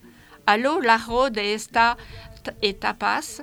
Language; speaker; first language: Spanish; non-native, fluent; French